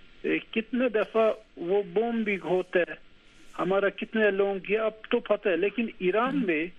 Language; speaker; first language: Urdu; non-native, learner; Turkish